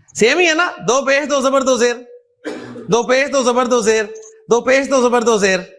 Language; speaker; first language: Urdu; non-native, local second language; Punjabi